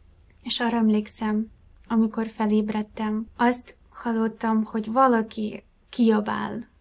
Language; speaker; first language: Hungarian; non-native, fluent; Ukrainian